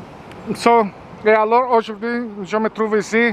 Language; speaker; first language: French; non-native, fluent; Spanish